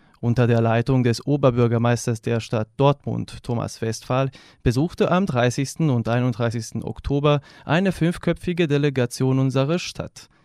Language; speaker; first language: German; non-native, fluent; Serbian